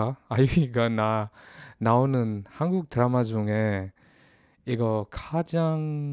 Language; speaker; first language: Korean; non-native, learner; Filipino